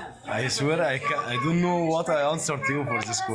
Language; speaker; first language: English; non-native, learner; Arabic